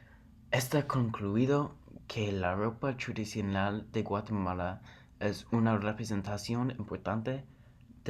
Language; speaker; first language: Spanish; non-native, learner; English